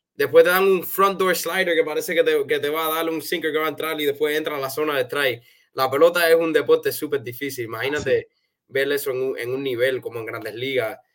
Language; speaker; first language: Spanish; early bilingual, heritage; Spanish